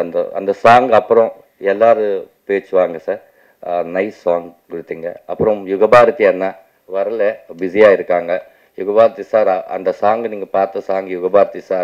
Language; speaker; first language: Tamil; non-native, local second language; Telugu